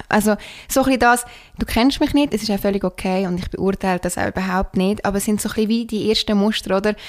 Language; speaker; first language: German; native; German